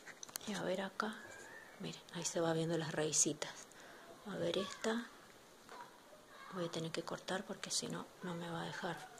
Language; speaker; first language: Spanish; native; Spanish